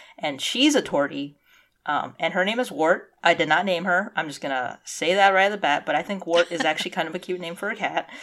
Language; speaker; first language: English; early bilingual, other home language; Cantonese